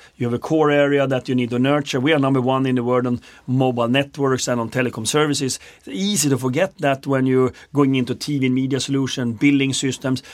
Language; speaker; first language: English; non-native, fluent; Swedish